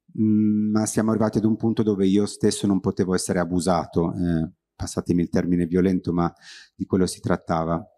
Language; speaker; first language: Italian; native; Italian